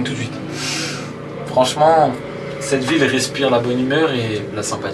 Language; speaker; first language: French; native; French